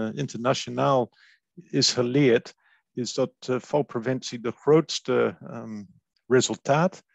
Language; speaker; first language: Dutch; non-native, fluent; English